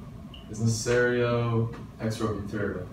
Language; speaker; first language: Spanish; non-native, learner; English